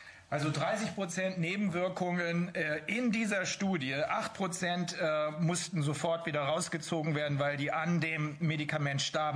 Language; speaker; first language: German; native; German